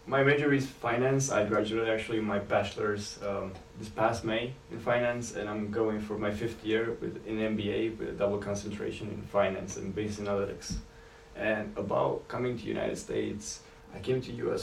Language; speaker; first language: English; non-native, fluent; Romanian